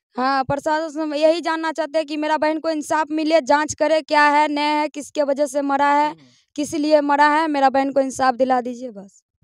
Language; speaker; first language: Hindi; native; Hindi